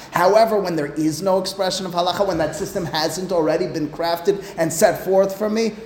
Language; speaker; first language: English; native; English